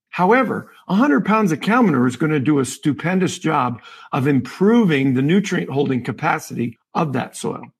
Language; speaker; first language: English; native; English